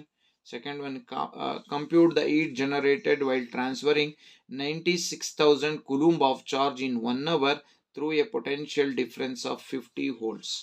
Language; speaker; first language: English; non-native, local second language; Kannada